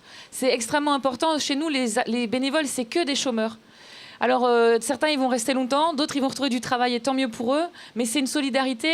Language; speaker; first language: French; native; French